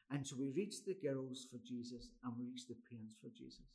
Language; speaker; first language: English; native; English